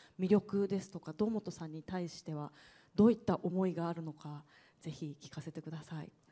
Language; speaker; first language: Japanese; native; Japanese